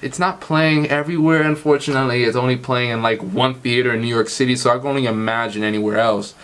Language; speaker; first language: English; native; English